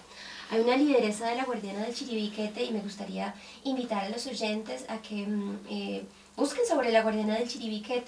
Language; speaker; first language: Spanish; native; Spanish